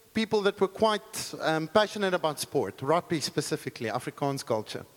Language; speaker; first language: English; non-native, local second language; Afrikaans